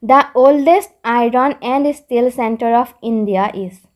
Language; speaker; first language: English; non-native, local second language; Assamese